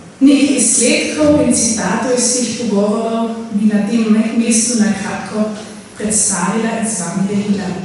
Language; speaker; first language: Slovenian; non-native, local second language; German